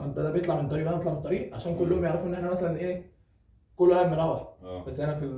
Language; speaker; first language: Arabic; native; Arabic